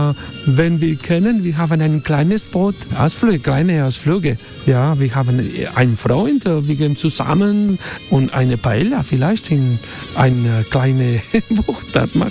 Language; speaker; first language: German; non-native, learner; Spanish